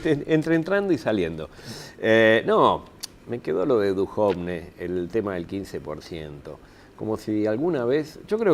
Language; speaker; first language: Spanish; native; Spanish